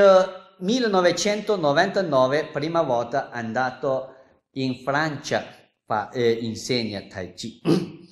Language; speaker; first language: Italian; non-native, learner; Chinese